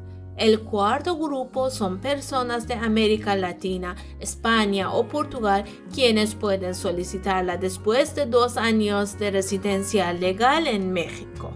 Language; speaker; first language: Spanish; non-native, fluent; Persian